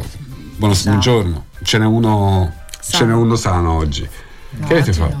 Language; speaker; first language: Italian; native; Italian